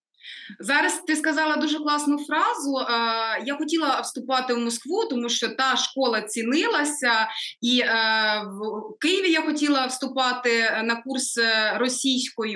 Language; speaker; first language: Ukrainian; native; Ukrainian